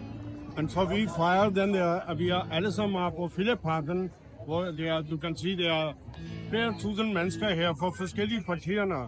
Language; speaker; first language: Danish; non-native, fluent; Urdu